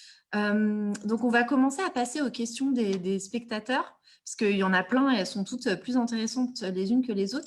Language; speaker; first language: French; native; French